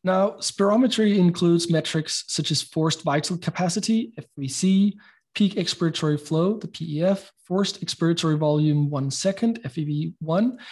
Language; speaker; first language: English; non-native, fluent; Danish